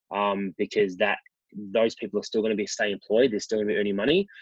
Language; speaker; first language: English; native; English